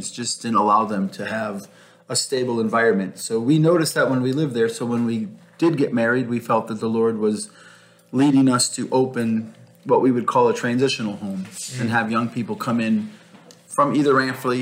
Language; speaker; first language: English; native; English